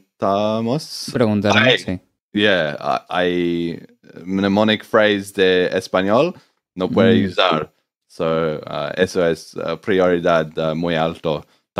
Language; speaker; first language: Spanish; non-native, learner; English